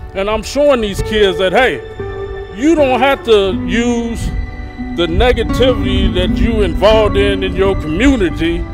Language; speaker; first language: English; native; English